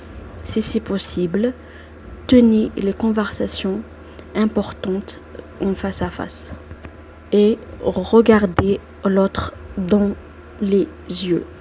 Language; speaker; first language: French; non-native, local second language; Arabic